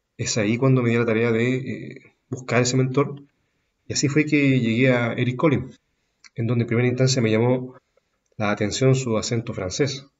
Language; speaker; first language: Spanish; native; Spanish